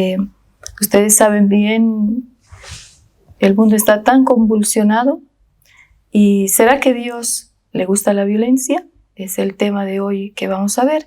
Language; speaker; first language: Spanish; native; Spanish